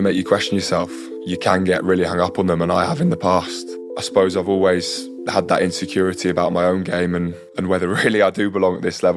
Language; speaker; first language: English; native; English